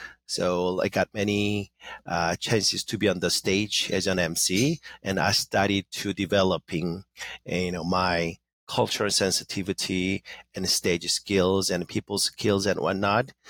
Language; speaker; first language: English; non-native, fluent; Korean